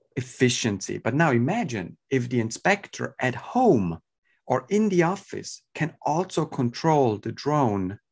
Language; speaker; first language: English; non-native, fluent; Swiss German